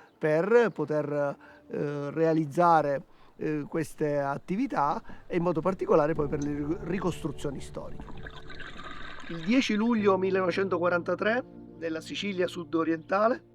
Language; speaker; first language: Italian; native; Italian